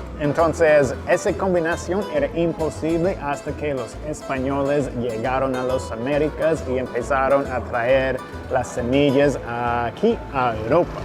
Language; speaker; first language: Spanish; non-native, fluent; English